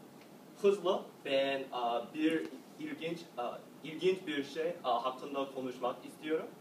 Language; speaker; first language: Turkish; non-native, learner; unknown